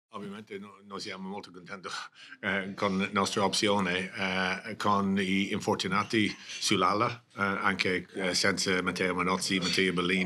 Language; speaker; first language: Italian; non-native, learner; English